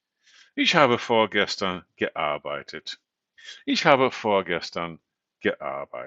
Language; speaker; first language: German; non-native, fluent; English